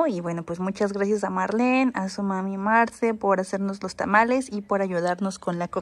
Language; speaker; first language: Spanish; native; Spanish